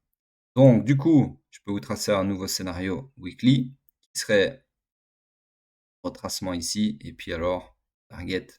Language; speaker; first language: French; native; French